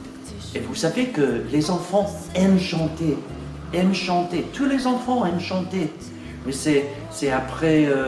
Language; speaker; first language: French; non-native, fluent; English